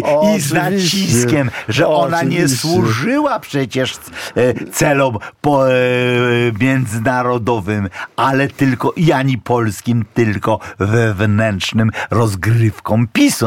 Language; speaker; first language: Polish; native; Polish